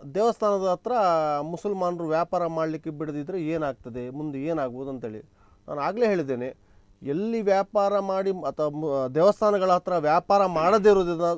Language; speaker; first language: Kannada; native; Kannada